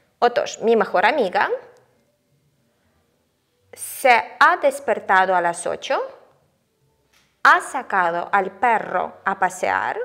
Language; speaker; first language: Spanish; non-native, fluent; Ukrainian